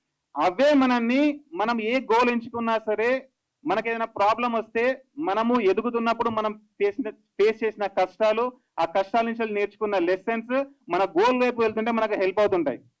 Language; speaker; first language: Telugu; native; Telugu